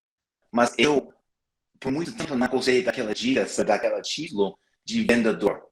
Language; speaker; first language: Portuguese; non-native, fluent; English